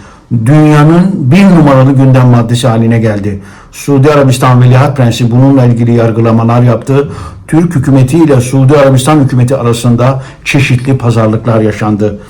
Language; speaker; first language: Turkish; native; Turkish